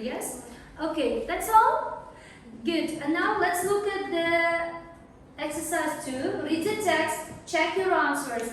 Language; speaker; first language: English; non-native, fluent; Uzbek